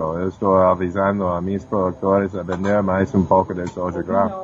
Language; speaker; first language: Portuguese; non-native, fluent; English